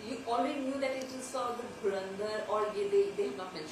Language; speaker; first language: English; non-native, local second language; Hindi